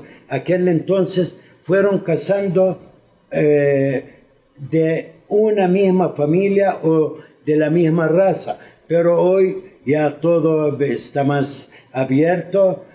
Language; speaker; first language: Spanish; non-native, fluent; Arabic